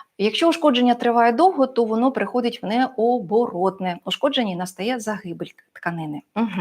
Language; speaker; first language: Ukrainian; non-native, local second language; Russian